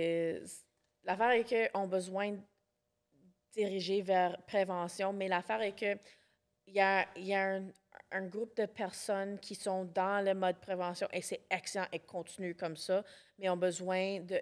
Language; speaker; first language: French; non-native, local second language; English